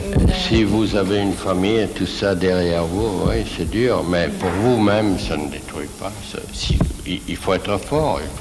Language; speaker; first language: French; non-native, fluent; Swiss German